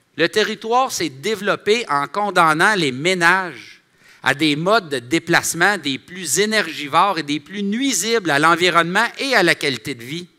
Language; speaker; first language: French; native; French